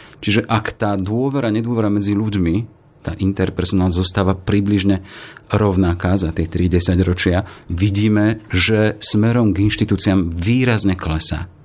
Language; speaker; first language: Slovak; native; Slovak